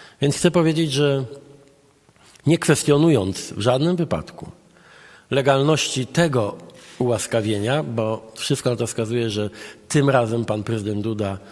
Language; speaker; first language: Polish; native; Polish